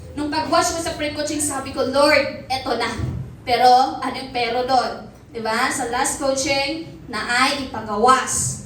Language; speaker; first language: Filipino; non-native, local second language; Cebuano